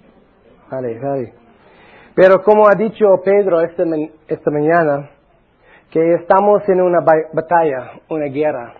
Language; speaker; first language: Spanish; non-native, fluent; English